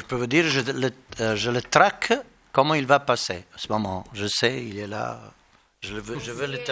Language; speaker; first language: French; non-native, learner; Bosnian